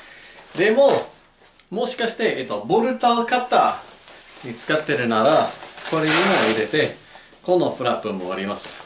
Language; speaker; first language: Japanese; non-native, learner; English